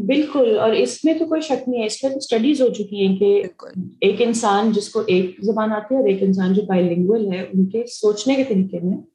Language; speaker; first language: Urdu; native; Urdu